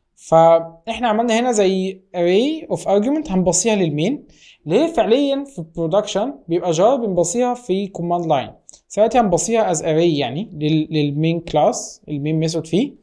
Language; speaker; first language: Arabic; native; Arabic